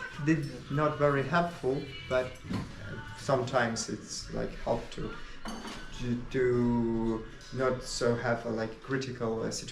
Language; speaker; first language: English; non-native, learner; Ukrainian